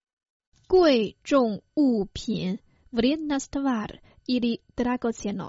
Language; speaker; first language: Croatian; non-native, fluent; Chinese